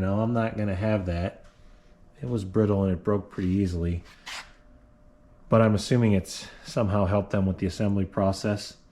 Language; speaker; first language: English; native; English